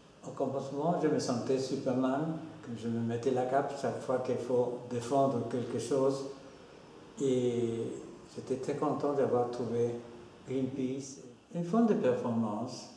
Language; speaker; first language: French; non-native, fluent; Spanish